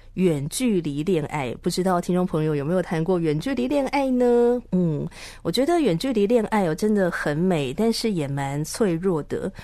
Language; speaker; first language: Chinese; native; Chinese